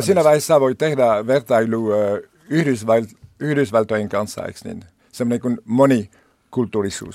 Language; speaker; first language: Finnish; non-native, learner; French